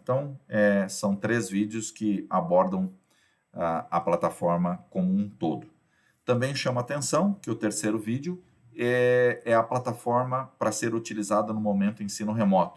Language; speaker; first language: Portuguese; native; Portuguese